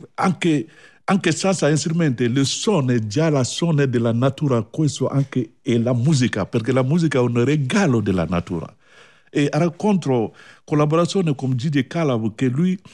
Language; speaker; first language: Italian; non-native, learner; Bambara